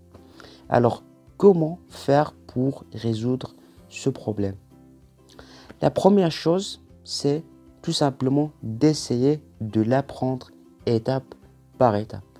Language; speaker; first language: French; non-native, local second language; Arabic